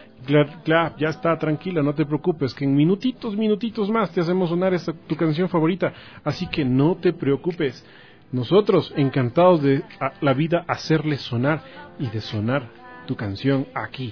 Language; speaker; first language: Spanish; native; Spanish